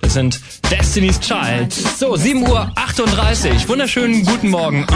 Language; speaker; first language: German; native; German